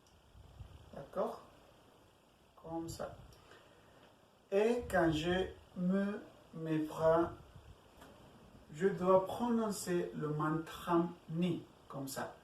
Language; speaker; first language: French; non-native, learner; Spanish